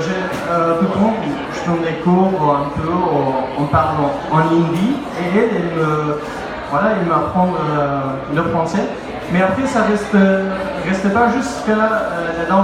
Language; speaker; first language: French; non-native, learner; Pashto